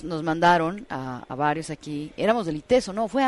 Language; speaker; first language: Spanish; native; Spanish